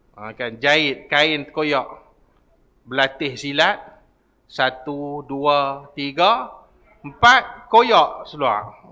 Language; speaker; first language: Malay; native; Malay